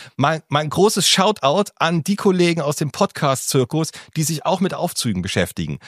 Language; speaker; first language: German; native; German